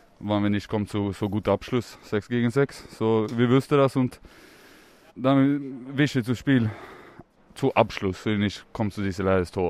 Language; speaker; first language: German; non-native, learner; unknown